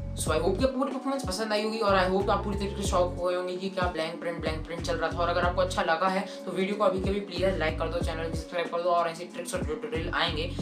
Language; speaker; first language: Hindi; native; Hindi